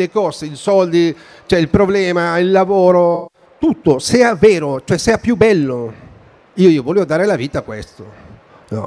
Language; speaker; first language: Italian; non-native, fluent; Spanish